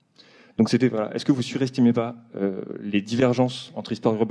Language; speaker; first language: French; native; French